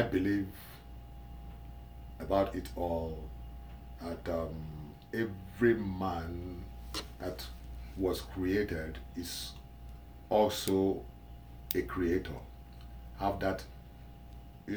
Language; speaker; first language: English; non-native, local second language; Igbo